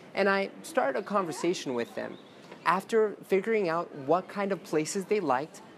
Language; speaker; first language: English; native; English